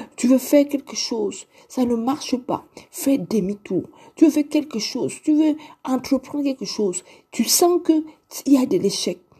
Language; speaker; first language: French; non-native, local second language; Lingala